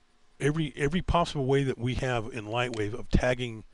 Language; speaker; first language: English; native; English